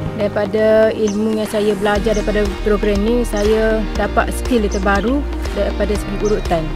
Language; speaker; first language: Malay; native; Malay